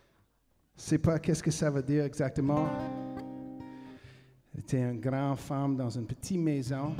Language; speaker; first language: French; non-native, fluent; English